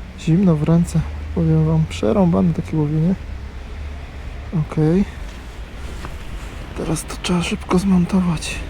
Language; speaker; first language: Polish; native; Polish